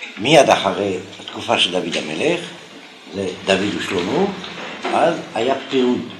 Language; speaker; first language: Hebrew; non-native, fluent; French